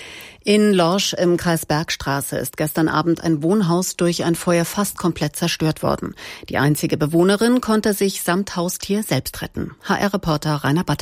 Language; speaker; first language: German; native; German